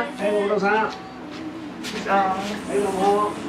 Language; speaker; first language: Japanese; native; Japanese